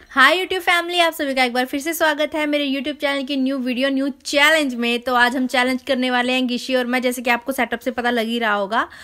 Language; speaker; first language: Hindi; native; Hindi